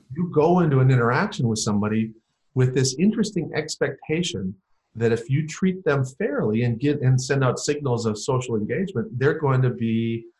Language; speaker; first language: English; native; English